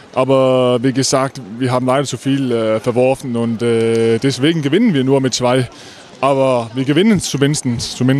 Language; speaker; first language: German; non-native, fluent; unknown